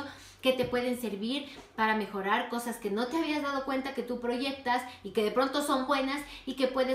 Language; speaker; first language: Spanish; native; Spanish